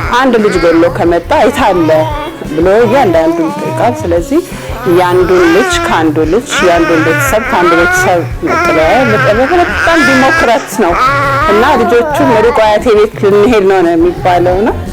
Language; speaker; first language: Amharic; native; Amharic